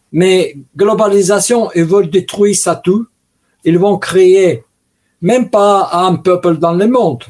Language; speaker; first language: French; non-native, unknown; Russian